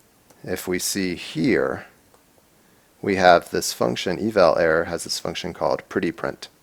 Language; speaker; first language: English; native; English